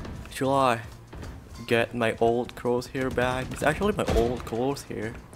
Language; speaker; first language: English; non-native, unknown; Indonesian